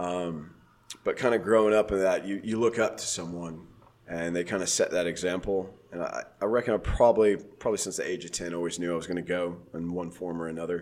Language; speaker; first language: English; native; English